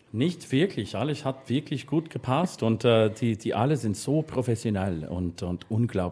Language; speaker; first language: German; non-native, fluent; English